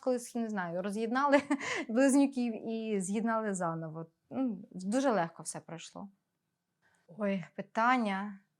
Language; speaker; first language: Ukrainian; non-native, local second language; Russian